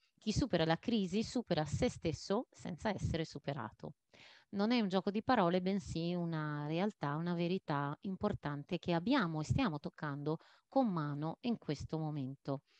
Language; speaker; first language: Italian; non-native, fluent; Maltese